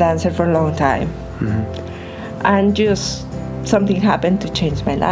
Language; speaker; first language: English; non-native, learner; Spanish